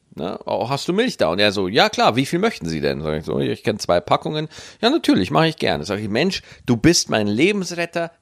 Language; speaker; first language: German; native; German